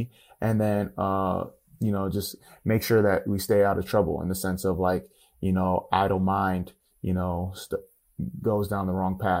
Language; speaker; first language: English; native; English